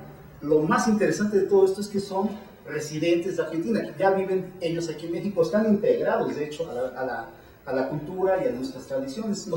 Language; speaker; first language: Spanish; native; Spanish